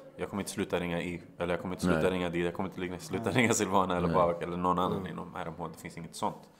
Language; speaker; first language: Swedish; native; Swedish